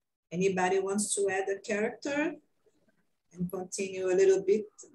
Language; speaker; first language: English; non-native, fluent; Portuguese